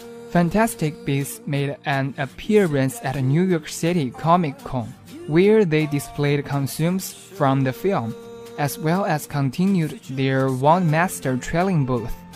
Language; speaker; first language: English; non-native, fluent; Chinese